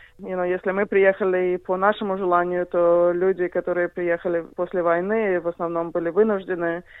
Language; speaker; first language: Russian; early bilingual, heritage; Russian